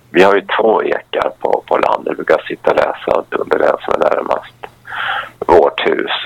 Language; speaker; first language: Swedish; native; Swedish